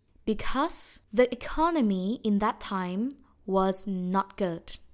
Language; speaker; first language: English; non-native, fluent; Thai